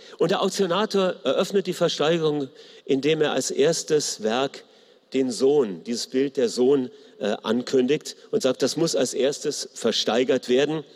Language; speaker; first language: German; native; German